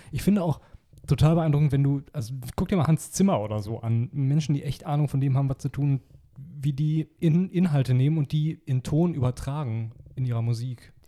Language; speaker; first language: German; native; German